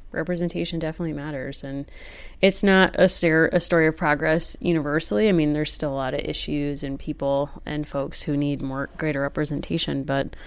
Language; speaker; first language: English; native; English